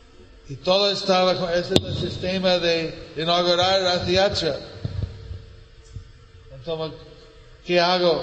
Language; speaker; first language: Spanish; non-native, learner; English